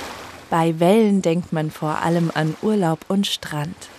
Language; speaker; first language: German; native; German